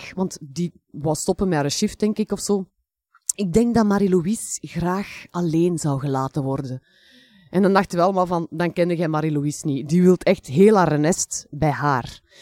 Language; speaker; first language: Dutch; native; Dutch